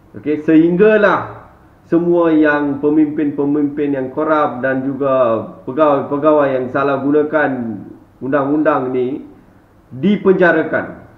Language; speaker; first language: Malay; non-native, local second language; Tamil